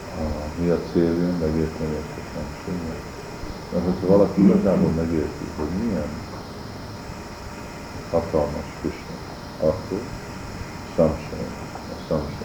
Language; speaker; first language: Hungarian; early bilingual, heritage; Hungarian